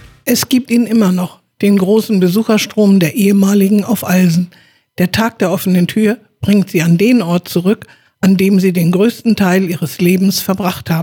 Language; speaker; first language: German; native; German